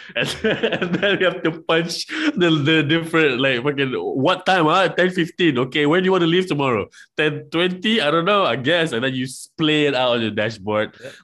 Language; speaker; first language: English; non-native, local second language; Malay